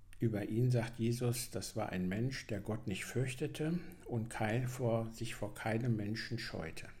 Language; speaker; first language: German; native; German